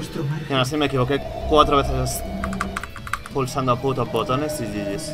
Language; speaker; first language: Spanish; native; Spanish